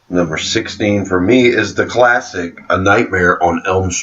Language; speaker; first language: English; native; English